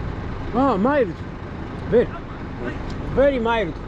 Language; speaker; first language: English; non-native, learner; Japanese